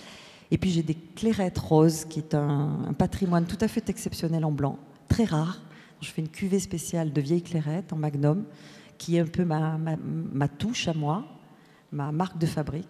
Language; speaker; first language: French; native; French